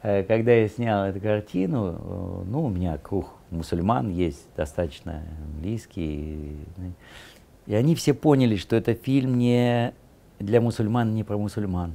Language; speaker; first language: Russian; native; Russian